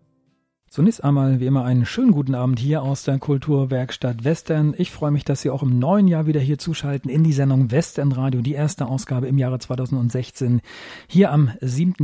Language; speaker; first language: German; native; German